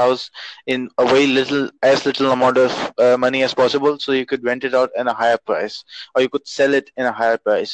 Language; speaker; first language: English; non-native, local second language; Urdu